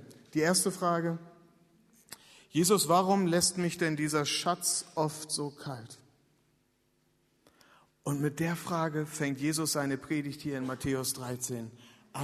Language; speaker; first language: German; native; German